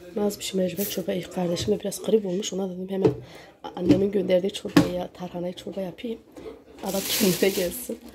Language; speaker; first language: Turkish; native; Turkish